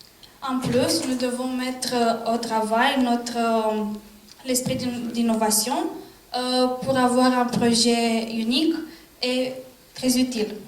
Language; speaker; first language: French; non-native, learner; Romanian